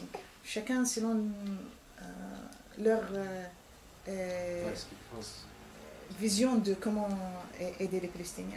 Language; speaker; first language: French; non-native, fluent; Arabic